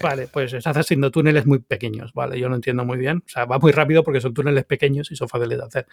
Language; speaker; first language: Spanish; native; Spanish